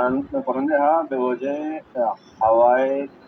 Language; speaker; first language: Persian; non-native, learner; Urdu